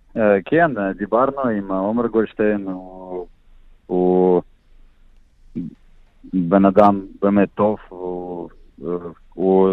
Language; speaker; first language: Hebrew; non-native, learner; Russian